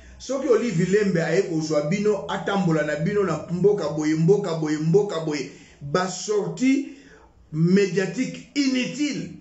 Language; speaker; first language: Lingala; non-native, local second language; Luba-Lulua